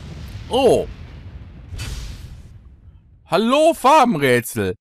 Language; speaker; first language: German; native; German